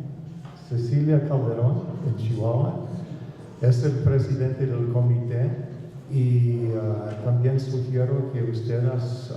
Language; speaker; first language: Spanish; non-native, fluent; English